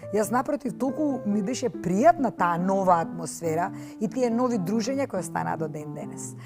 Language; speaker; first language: Macedonian; native; Macedonian